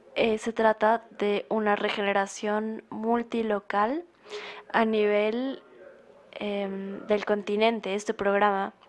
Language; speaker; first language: Spanish; non-native, fluent; German